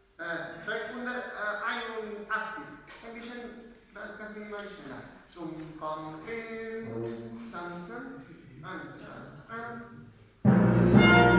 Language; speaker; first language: German; non-native, learner; Spanish